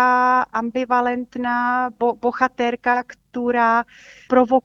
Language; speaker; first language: Polish; non-native, fluent; Czech